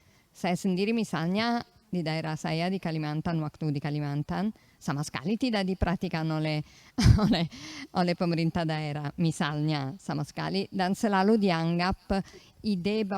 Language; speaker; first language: Indonesian; non-native, fluent; Italian